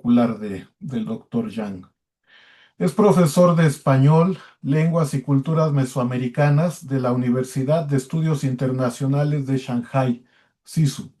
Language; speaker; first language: Spanish; native; Spanish